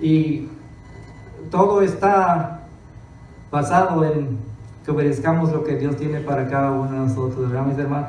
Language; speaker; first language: Spanish; early bilingual, other home language; English